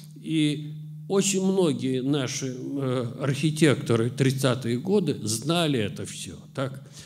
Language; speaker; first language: Russian; native; Russian